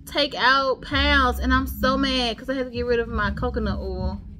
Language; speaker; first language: English; native; English